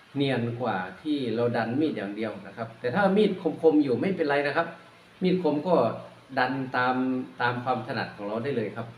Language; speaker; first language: Thai; non-native, local second language; Northeastern Thai